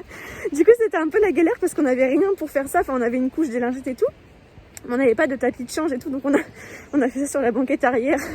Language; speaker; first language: French; native; French